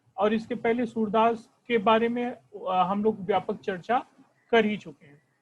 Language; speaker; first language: Hindi; non-native, local second language; Marathi